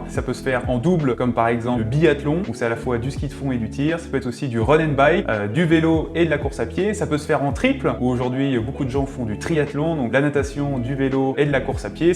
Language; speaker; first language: French; native; French